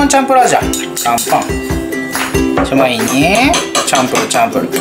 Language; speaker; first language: Indonesian; non-native, learner; Japanese